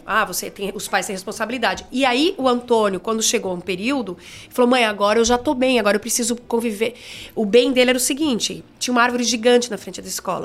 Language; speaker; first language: Portuguese; native; Portuguese